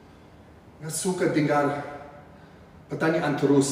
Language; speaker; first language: Indonesian; non-native, fluent; English